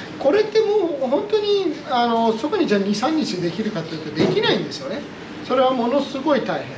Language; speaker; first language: Japanese; non-native, fluent; Persian